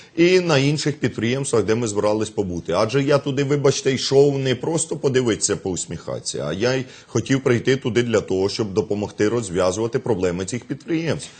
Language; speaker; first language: Ukrainian; native; Ukrainian